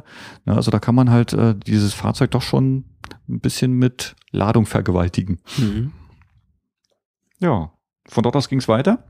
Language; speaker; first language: German; native; German